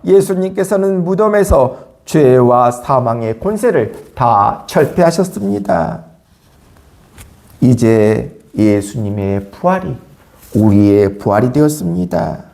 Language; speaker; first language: Korean; native; Korean